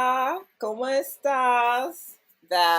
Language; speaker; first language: Spanish; non-native, learner; English